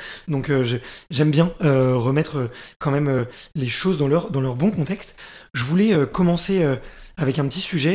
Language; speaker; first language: French; native; French